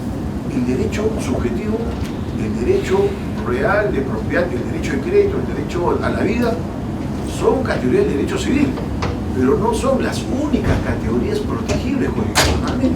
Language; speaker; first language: Spanish; native; Spanish